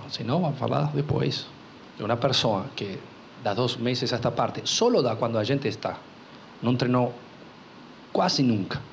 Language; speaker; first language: Portuguese; non-native, local second language; Spanish